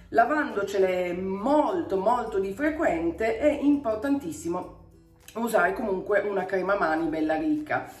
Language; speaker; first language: Italian; native; Italian